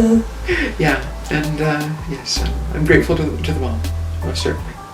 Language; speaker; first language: English; native; English